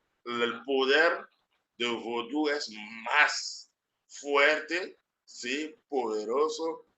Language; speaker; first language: Spanish; non-native, learner; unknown